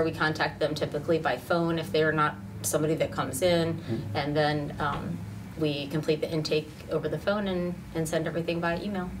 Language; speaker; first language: English; native; English